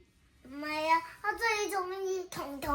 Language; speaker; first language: Chinese; early bilingual, heritage; Cantonese